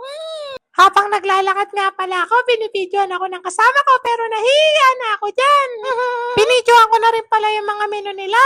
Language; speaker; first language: Filipino; native; Filipino